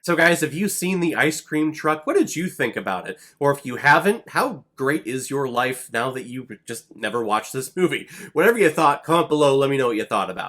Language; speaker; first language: English; native; English